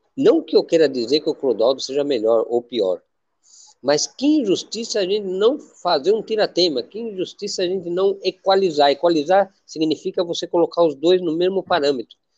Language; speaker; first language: Portuguese; non-native, fluent; Spanish